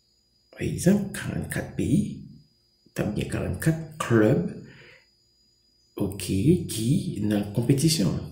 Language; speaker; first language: French; non-native, local second language; Haitian Creole